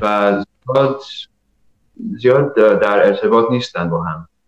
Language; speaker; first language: Persian; early bilingual, heritage; Persian